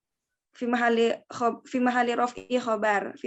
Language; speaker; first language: Arabic; non-native, learner; Indonesian